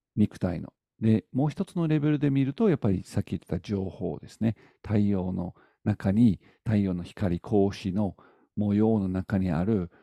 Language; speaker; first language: Japanese; non-native, fluent; English